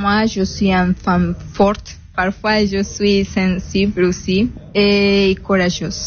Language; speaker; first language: French; non-native, learner; Spanish